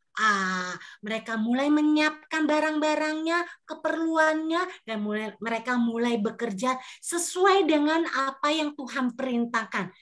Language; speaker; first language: Indonesian; native; Indonesian